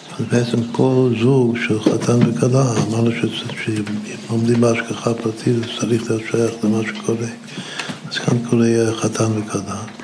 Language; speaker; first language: Hebrew; non-native, fluent; English